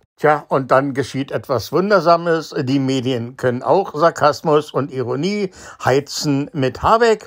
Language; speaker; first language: German; native; German